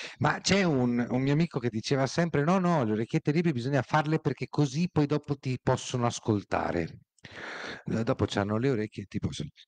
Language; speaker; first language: Italian; native; Italian